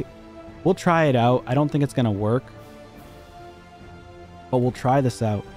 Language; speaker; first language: English; native; English